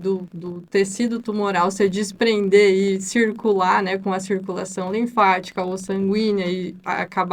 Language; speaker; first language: Portuguese; native; Portuguese